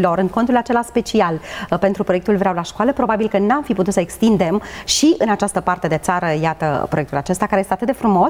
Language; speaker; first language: Romanian; native; Romanian